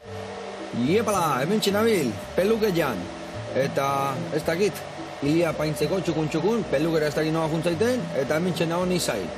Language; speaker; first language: Basque; native; Basque